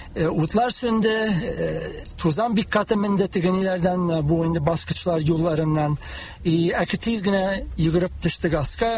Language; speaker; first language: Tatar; early bilingual, heritage; Tatar